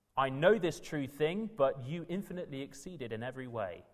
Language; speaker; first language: English; native; English